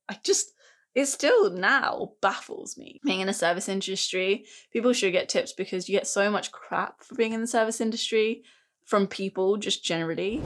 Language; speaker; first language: English; native; English